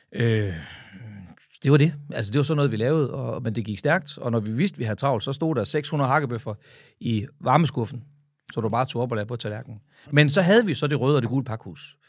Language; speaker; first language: Danish; native; Danish